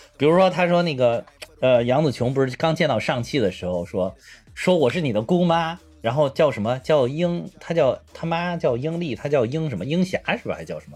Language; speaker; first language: Chinese; native; Chinese